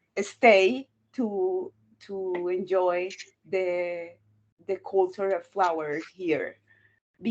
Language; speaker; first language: English; non-native, learner; Spanish